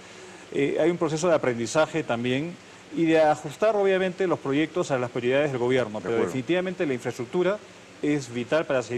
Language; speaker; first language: Spanish; native; Spanish